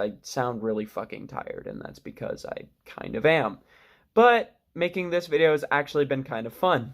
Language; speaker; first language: English; native; English